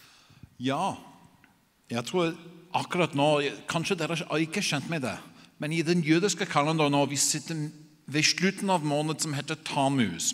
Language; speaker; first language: Norwegian; non-native, fluent; English